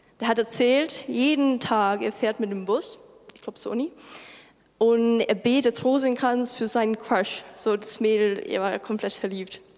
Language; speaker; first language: German; non-native, fluent; Lithuanian